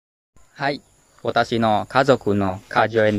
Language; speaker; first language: Japanese; non-native, learner; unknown